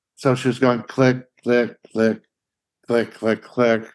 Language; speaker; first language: English; native; English